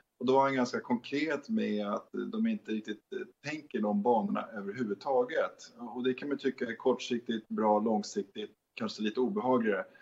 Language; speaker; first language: Swedish; native; Swedish